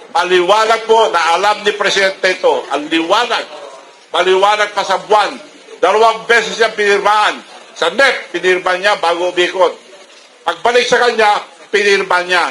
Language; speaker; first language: Filipino; non-native, local second language; Iloko